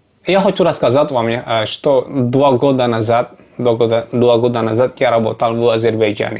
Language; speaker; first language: Russian; non-native, learner; Javanese